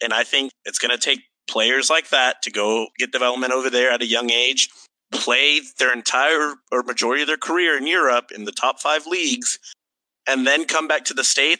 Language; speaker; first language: English; native; English